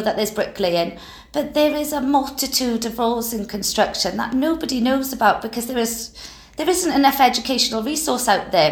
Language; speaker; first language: English; native; English